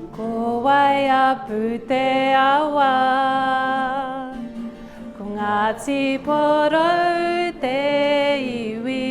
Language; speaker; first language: Māori; non-native, local second language; English